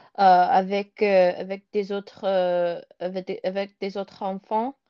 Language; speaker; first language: French; non-native, learner; English